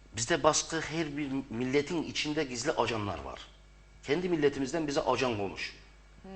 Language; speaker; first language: Turkish; early bilingual, heritage; Arabic